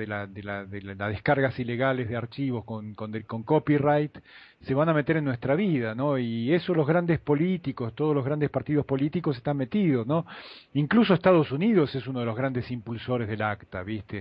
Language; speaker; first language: Spanish; native; Spanish